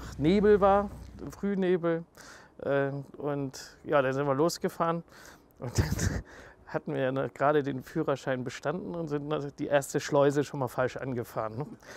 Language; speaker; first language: German; native; German